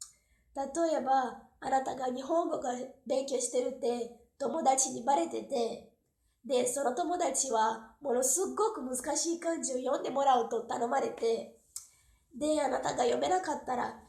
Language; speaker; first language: Japanese; non-native, fluent; Portuguese